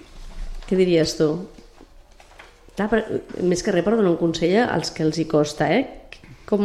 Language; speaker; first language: Catalan; native; Catalan